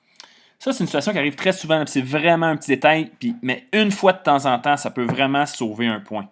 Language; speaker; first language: French; native; French